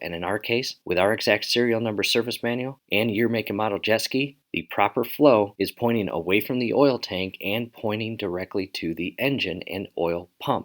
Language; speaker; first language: English; native; English